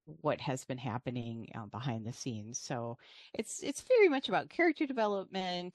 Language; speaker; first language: English; native; English